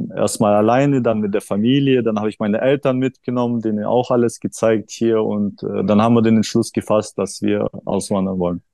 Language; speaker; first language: German; early bilingual, other home language; Russian